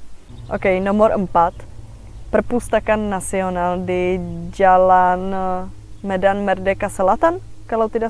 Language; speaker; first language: Indonesian; non-native, fluent; Czech